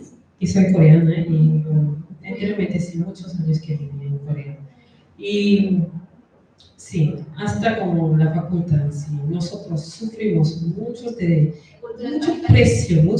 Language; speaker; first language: Spanish; non-native, learner; Korean